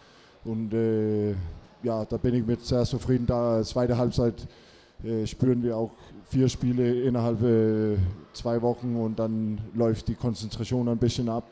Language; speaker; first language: German; non-native, fluent; Danish